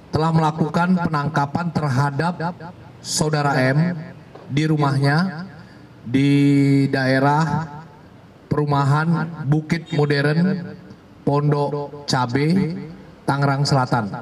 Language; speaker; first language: Indonesian; native; Indonesian